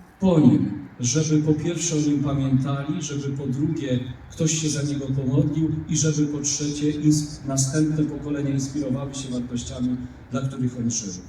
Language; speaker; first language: Polish; native; Polish